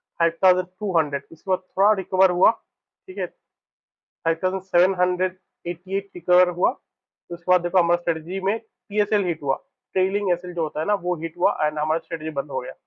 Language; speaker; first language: Hindi; non-native, local second language; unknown